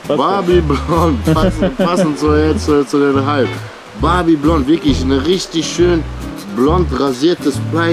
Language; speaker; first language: German; native; German